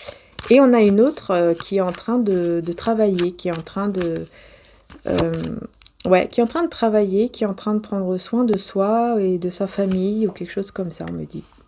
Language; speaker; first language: French; native; French